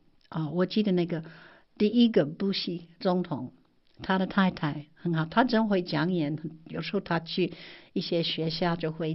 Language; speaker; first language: Chinese; non-native, fluent; English